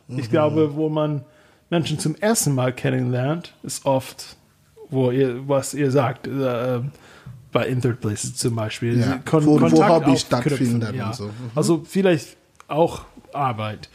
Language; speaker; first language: German; non-native, fluent; English